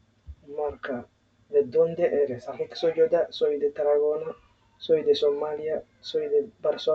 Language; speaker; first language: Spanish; non-native, learner; Somali